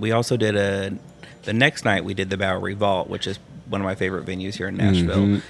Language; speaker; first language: English; native; English